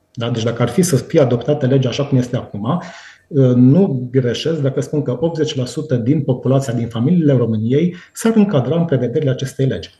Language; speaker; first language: Romanian; native; Romanian